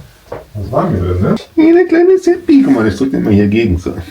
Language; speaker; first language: German; native; German